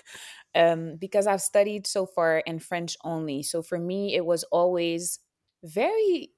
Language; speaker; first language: English; non-native, fluent; Haitian Creole